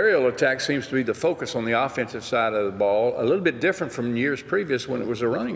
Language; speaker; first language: English; native; English